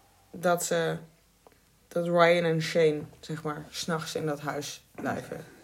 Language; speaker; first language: Dutch; native; Dutch